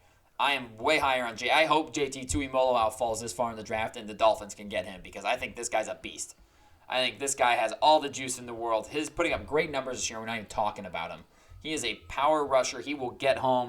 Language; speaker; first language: English; native; English